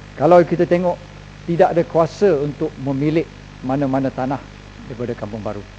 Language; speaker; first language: Malay; native; Malay